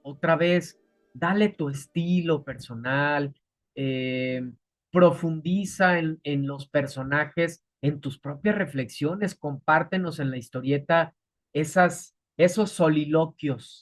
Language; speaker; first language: Spanish; native; Spanish